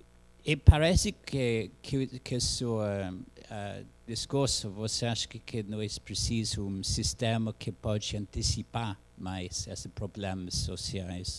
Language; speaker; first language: Portuguese; non-native, learner; English